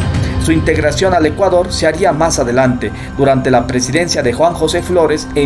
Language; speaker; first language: Spanish; native; Spanish